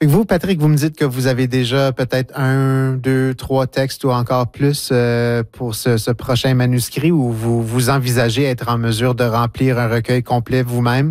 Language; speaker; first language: French; native; French